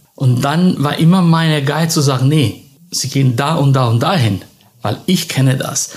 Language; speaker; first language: German; non-native, fluent; Italian